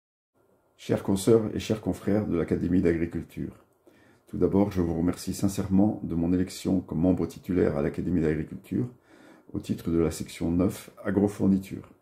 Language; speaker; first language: French; native; French